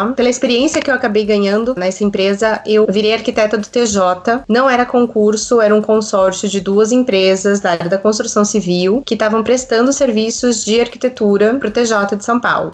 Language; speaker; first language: Portuguese; native; Portuguese